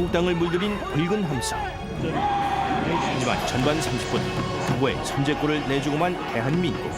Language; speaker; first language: Korean; native; Korean